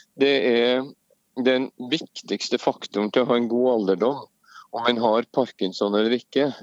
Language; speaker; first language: Norwegian; native; Norwegian